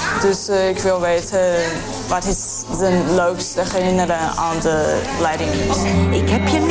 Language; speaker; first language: Dutch; non-native, learner; Chinese